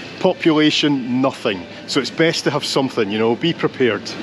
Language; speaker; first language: English; native; English